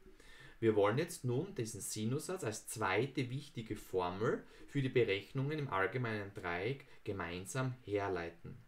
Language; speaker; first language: German; native; German